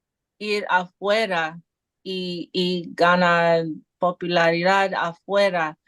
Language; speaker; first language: Spanish; non-native, learner; English